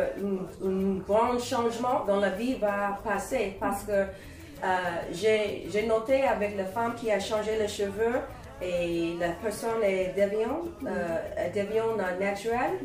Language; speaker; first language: French; non-native, learner; English